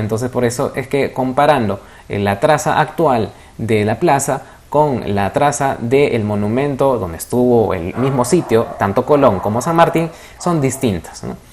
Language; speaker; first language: Spanish; native; Spanish